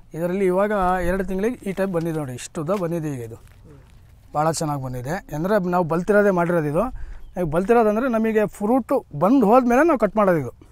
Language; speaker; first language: Kannada; native; Kannada